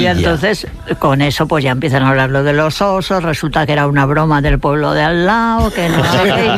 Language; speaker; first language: Spanish; native; Spanish